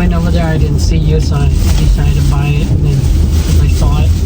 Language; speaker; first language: English; early bilingual, other home language; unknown